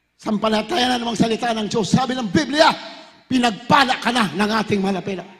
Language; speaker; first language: Filipino; native; Filipino